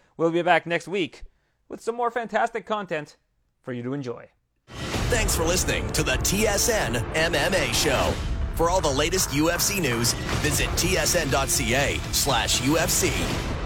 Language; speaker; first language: English; early bilingual, other home language; Lithuanian